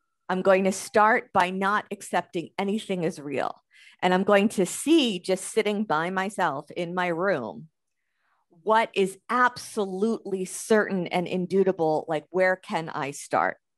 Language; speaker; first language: English; native; English